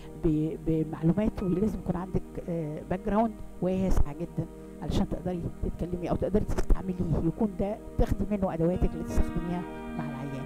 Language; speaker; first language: Arabic; native; Arabic